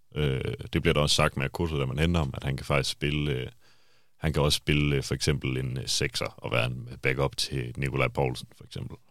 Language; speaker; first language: Danish; native; Danish